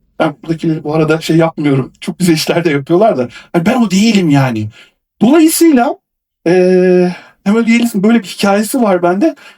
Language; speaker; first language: Turkish; native; Turkish